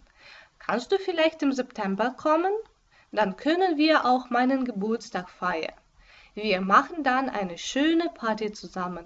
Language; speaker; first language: German; non-native, fluent; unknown